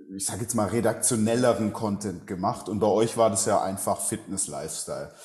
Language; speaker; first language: German; native; German